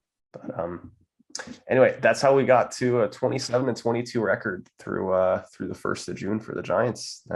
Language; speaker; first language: English; native; English